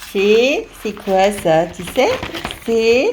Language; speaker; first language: French; native; French